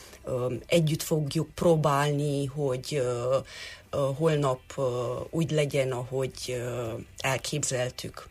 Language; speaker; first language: Hungarian; non-native, local second language; Romanian